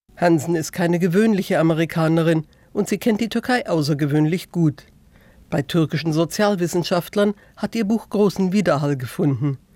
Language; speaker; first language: German; native; German